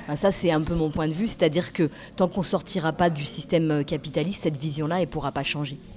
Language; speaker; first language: French; native; French